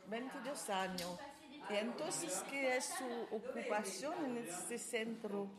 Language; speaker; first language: Spanish; non-native, learner; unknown